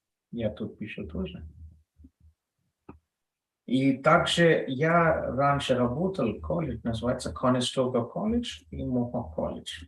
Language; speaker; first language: Russian; non-native, fluent; Telugu